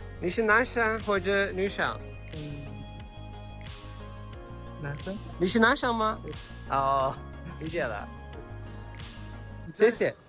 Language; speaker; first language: Chinese; non-native, learner; Turkish